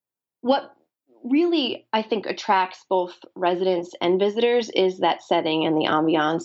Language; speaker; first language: English; native; English